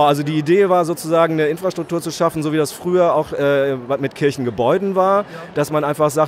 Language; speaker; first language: German; native; German